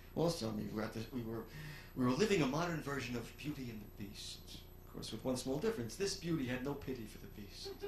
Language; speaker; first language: English; native; English